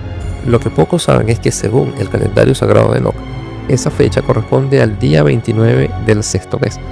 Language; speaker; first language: Spanish; native; Spanish